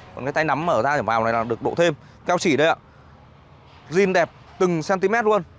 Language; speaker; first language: Vietnamese; native; Vietnamese